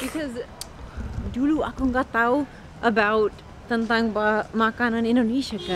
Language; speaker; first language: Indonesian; non-native, learner; English